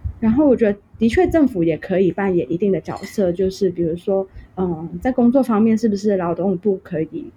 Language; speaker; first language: Chinese; non-native, local second language; Cantonese